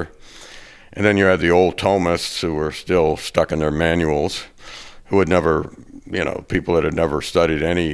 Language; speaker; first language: English; native; English